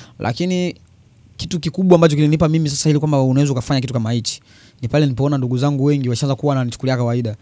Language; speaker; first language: Swahili; early bilingual, other home language; Bembe